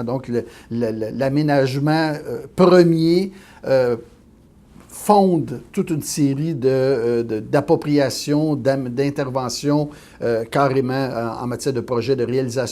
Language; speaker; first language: French; native; French